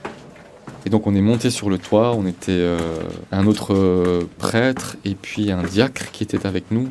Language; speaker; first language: French; native; French